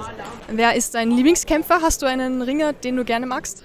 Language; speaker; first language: German; native; German